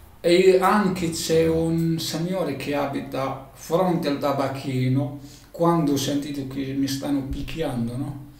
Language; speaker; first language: Italian; non-native, learner; Arabic